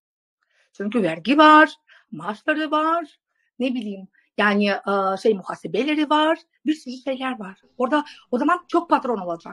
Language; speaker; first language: Turkish; non-native, fluent; Russian